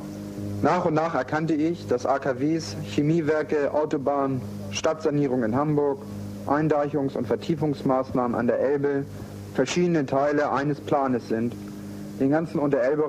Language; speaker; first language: German; native; German